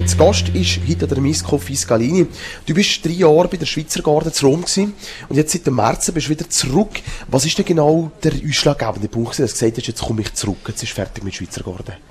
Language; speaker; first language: German; native; German